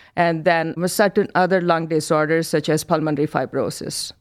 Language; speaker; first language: English; non-native, local second language; Telugu